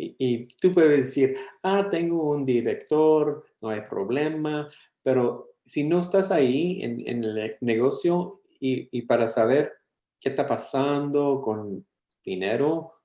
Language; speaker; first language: Spanish; early bilingual, heritage; English